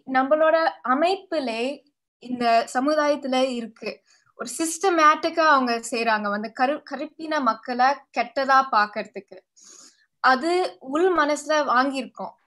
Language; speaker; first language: Tamil; early bilingual, heritage; Tamil